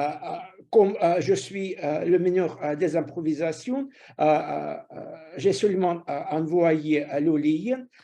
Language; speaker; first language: French; non-native, fluent; Russian